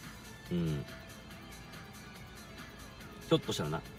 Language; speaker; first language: Japanese; native; Japanese